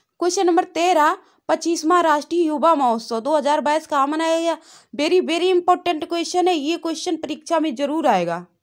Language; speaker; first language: Hindi; native; Hindi